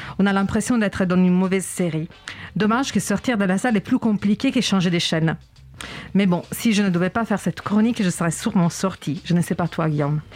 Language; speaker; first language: French; native; French